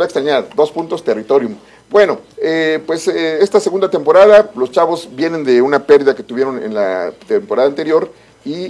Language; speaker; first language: Spanish; native; Spanish